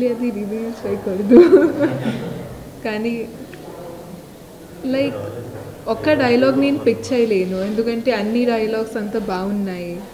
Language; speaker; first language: Telugu; non-native, local second language; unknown